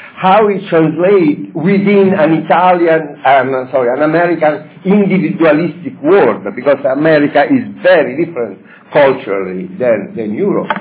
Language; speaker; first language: English; non-native, fluent; Italian